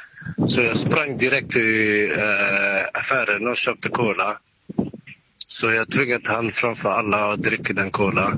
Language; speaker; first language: Swedish; non-native, learner; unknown